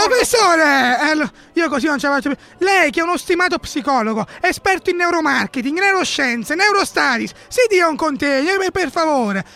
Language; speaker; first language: Italian; native; Italian